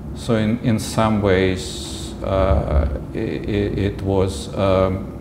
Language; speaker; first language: English; non-native, fluent; Russian